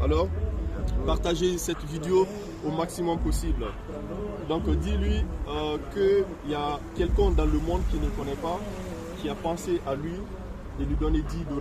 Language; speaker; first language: French; native; French